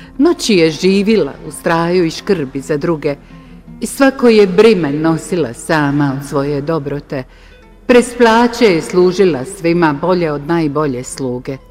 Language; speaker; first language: Bosnian; native; Bosnian